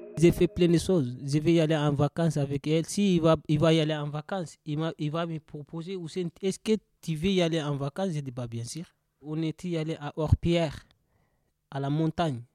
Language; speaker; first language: French; non-native, learner; Soninke